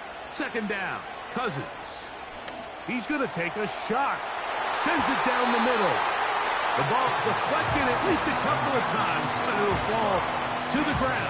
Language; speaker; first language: English; native; English